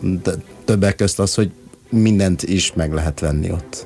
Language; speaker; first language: Hungarian; early bilingual, other home language; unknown